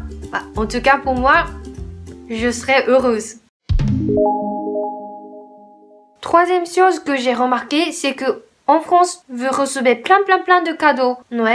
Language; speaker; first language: French; non-native, fluent; Japanese